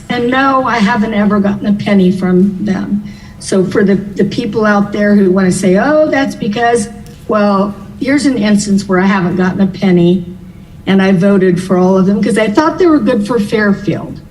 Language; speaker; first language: English; native; English